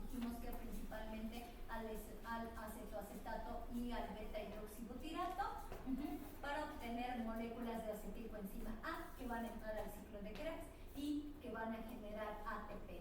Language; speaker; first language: Spanish; native; Spanish